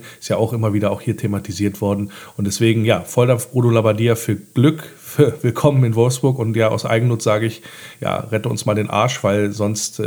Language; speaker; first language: German; native; German